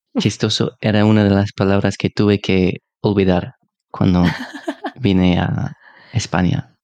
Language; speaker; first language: Spanish; non-native, fluent; English